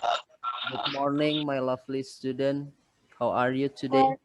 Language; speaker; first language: English; non-native, fluent; Indonesian